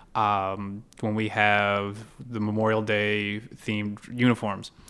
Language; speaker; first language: English; native; English